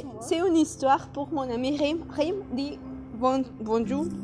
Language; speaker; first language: French; non-native, learner; Spanish